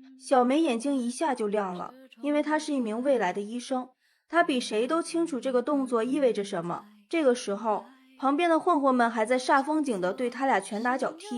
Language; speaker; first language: Chinese; native; Chinese